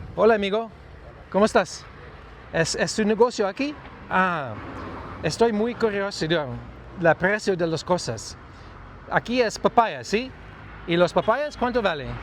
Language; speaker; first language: Spanish; non-native, learner; English